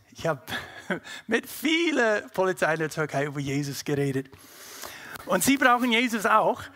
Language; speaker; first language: German; non-native, learner; English